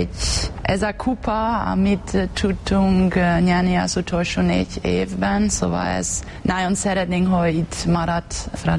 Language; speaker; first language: Hungarian; non-native, learner; German